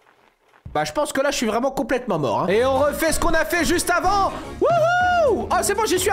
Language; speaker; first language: French; native; French